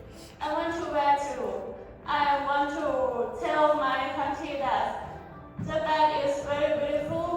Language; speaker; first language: English; non-native, learner; Thai